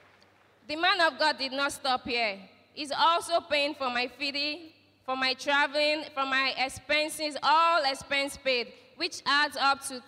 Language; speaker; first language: English; non-native, local second language; Yoruba